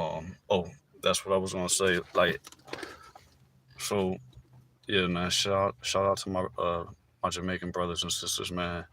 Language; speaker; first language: English; native; English